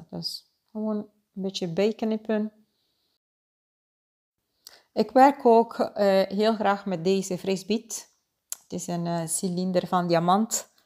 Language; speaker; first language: Dutch; non-native, fluent; Spanish